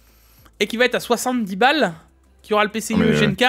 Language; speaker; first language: French; native; French